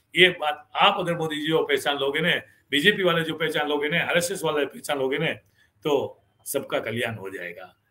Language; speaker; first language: Hindi; non-native, local second language; Gujarati